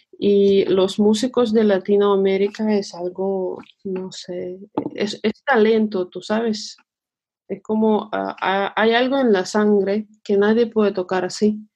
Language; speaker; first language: Spanish; non-native, fluent; Russian